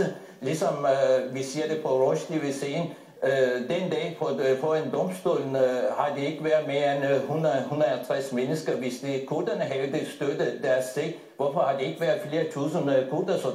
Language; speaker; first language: Danish; non-native, fluent; Turkish